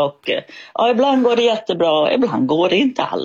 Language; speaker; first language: Swedish; native; Swedish